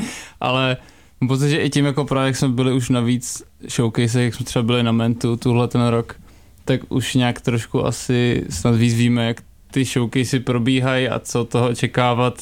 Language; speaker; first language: Czech; native; Czech